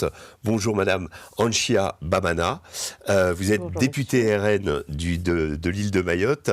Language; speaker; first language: French; native; French